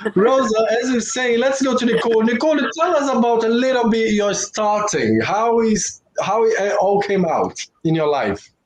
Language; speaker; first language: English; non-native, fluent; Portuguese